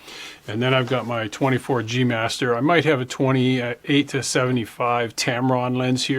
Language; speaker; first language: English; native; English